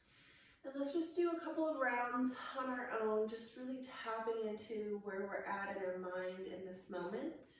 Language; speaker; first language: English; native; English